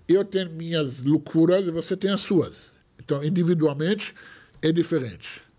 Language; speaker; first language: Portuguese; non-native, fluent; Hebrew